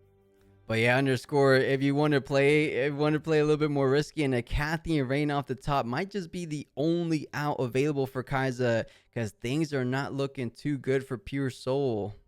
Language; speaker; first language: English; native; English